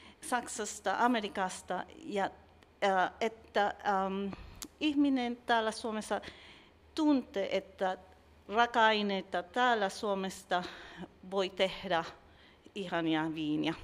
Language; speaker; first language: Finnish; non-native, learner; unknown